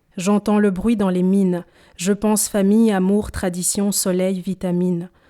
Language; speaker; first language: French; early bilingual, other home language; Swahili